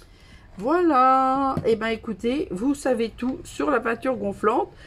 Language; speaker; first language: French; native; French